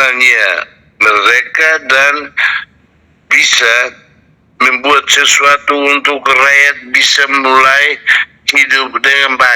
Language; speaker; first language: Indonesian; non-native, fluent; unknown